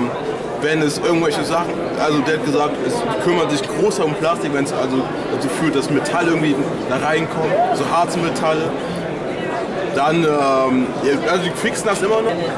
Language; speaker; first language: German; native; German